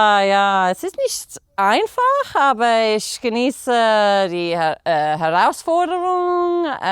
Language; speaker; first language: German; non-native, learner; English